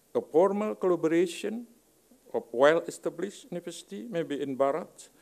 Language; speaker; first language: English; non-native, fluent; Indonesian